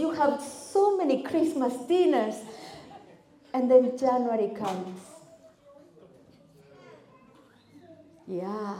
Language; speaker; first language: English; non-native, fluent; Spanish